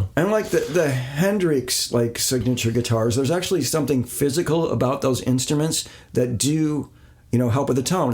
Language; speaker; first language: English; native; English